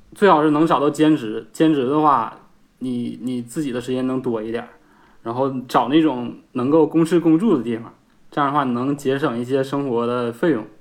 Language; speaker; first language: Chinese; native; Chinese